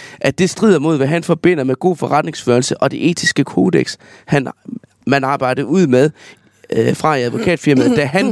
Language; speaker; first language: Danish; native; Danish